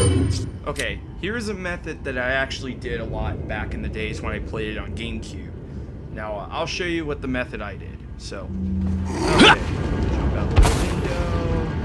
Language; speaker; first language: English; native; English